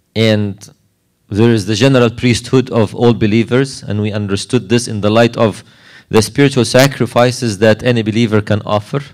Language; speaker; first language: English; non-native, fluent; Arabic